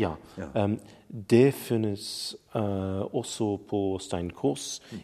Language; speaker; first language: Norwegian; non-native, learner; English